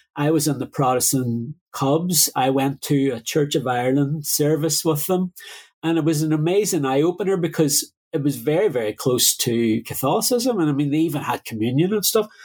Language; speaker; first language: English; native; English